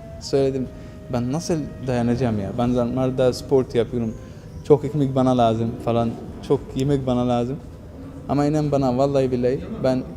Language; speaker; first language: Turkish; non-native, learner; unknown